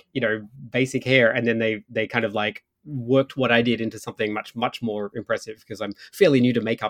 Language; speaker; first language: English; native; English